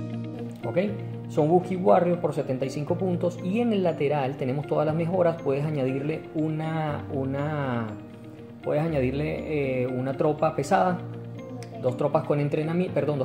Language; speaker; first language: Spanish; native; Spanish